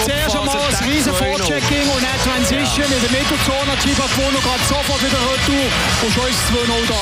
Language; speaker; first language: German; native; German